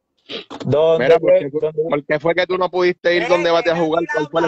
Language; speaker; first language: Spanish; native; Spanish